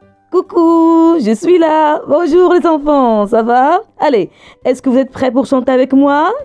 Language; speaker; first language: French; non-native, local second language; Arabic